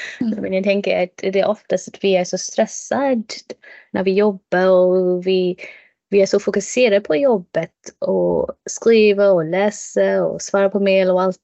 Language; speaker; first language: Swedish; non-native, fluent; English